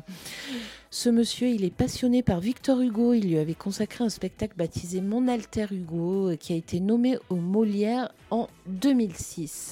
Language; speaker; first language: French; native; French